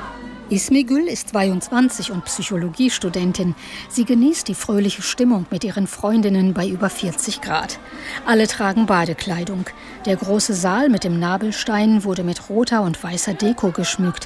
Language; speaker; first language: German; native; German